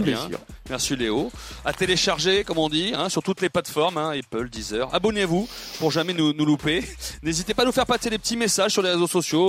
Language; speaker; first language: French; native; French